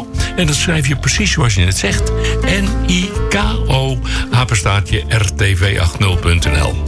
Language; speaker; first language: Dutch; native; Dutch